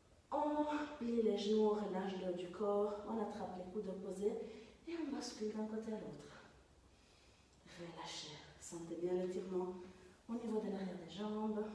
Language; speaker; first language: French; non-native, fluent; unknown